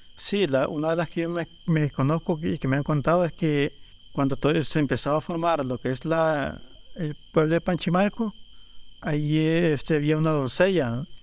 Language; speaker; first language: Spanish; native; Spanish